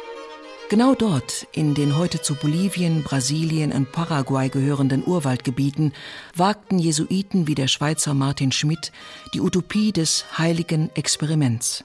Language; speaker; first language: German; native; German